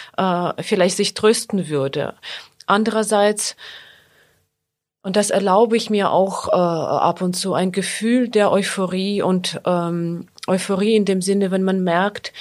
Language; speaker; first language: German; non-native, fluent; Ukrainian